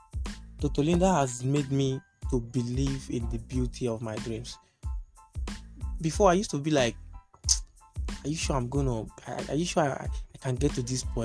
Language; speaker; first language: English; non-native, local second language; Igbo